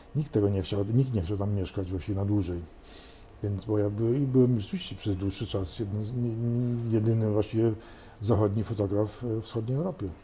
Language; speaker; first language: Polish; early bilingual, heritage; Polish